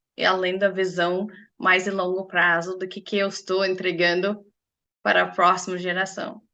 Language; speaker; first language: Portuguese; non-native, fluent; English